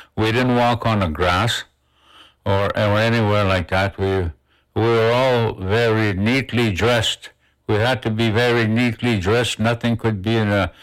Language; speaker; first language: English; non-native, local second language; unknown